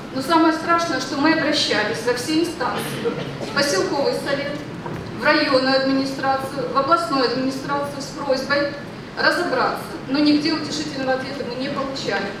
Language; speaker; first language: Russian; native; Russian